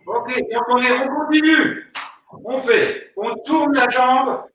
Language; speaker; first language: French; native; French